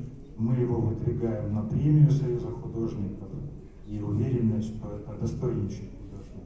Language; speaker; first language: Russian; native; Russian